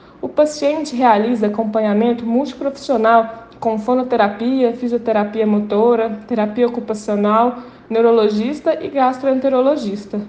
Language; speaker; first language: Portuguese; native; Portuguese